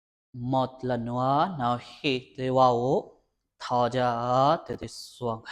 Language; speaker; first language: Vietnamese; non-native, learner; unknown